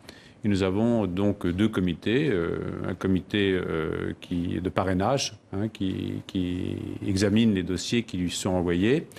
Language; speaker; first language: French; native; French